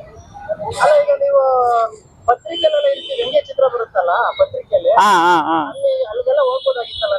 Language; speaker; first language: Kannada; native; Kannada